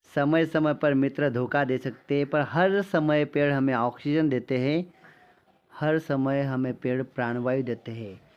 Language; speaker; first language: Hindi; non-native, local second language; Marathi